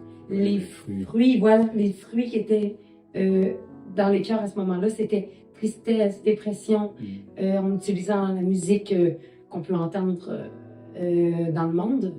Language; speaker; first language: French; native; French